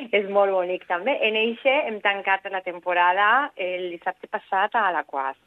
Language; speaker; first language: Catalan; non-native, local second language; Spanish